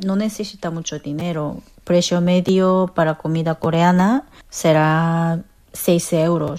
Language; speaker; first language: Spanish; non-native, fluent; Korean